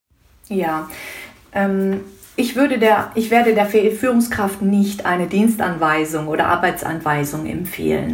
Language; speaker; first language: German; native; German